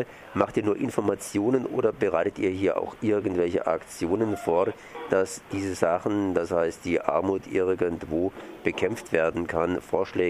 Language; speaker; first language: German; native; German